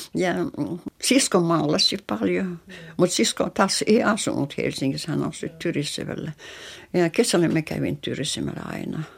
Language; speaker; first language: Finnish; non-native, local second language; Russian